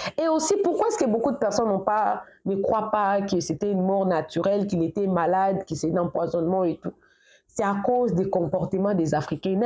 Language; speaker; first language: French; non-native, local second language; Lingala